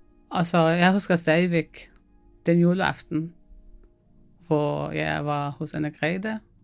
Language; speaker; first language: Danish; non-native, fluent; Arabic